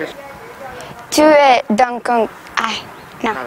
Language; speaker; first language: French; non-native, learner; Romanian